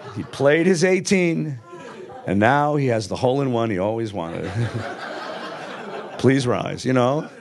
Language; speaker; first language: English; native; English